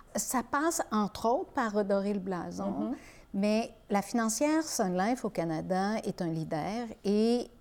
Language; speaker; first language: French; native; French